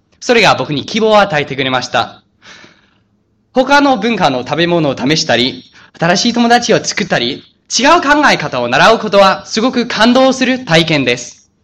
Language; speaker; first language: Japanese; non-native, fluent; English